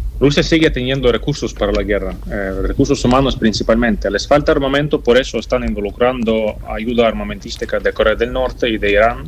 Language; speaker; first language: Spanish; non-native, fluent; Ukrainian